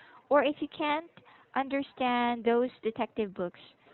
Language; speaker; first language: English; non-native, local second language; Filipino